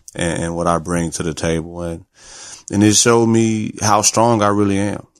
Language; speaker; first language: English; native; English